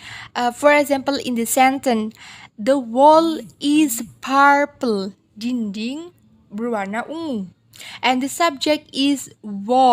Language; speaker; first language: English; non-native, learner; Indonesian